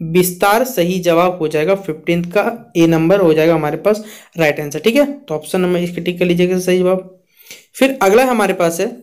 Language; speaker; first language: Hindi; native; Hindi